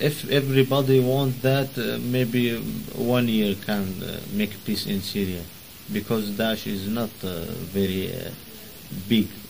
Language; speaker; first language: English; non-native, learner; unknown